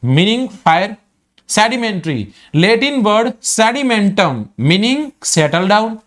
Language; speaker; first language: English; non-native, local second language; Gujarati